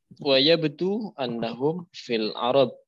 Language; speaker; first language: Arabic; non-native, fluent; Indonesian